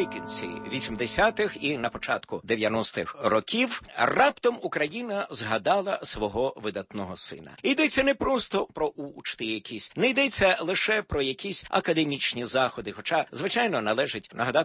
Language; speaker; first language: Ukrainian; native; Ukrainian